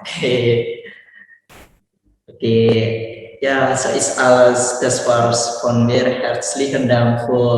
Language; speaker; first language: German; non-native, fluent; Indonesian